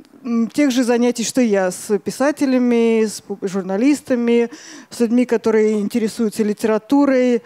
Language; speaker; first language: Russian; native; Russian